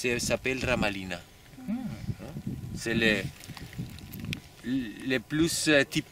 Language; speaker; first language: French; non-native, learner; Spanish